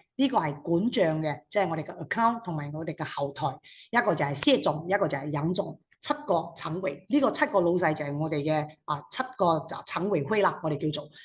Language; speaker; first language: Cantonese; non-native, local second language; Chinese